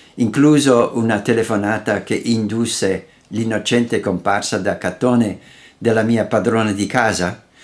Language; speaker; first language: Italian; non-native, fluent; Dutch